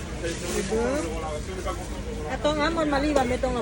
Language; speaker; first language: French; non-native, learner; Thai